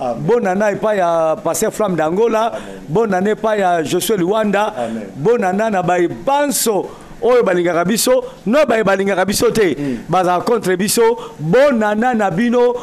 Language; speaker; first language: Lingala; native; Lingala